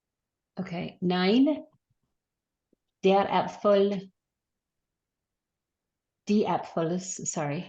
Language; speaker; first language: German; non-native, learner; English